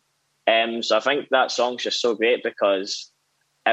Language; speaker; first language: English; native; English